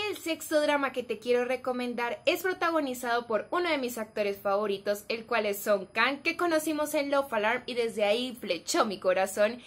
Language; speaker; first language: Spanish; native; Spanish